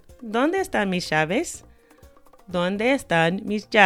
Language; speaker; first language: Spanish; non-native, fluent; English